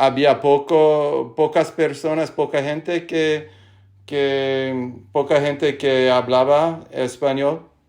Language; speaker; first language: Spanish; non-native, learner; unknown